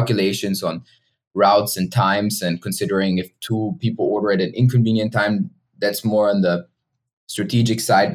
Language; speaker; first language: English; non-native, fluent; German